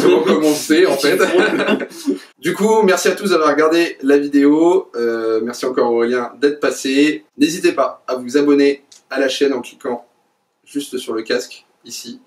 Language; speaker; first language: French; native; French